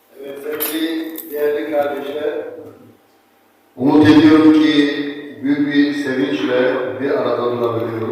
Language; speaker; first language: Turkish; non-native, fluent; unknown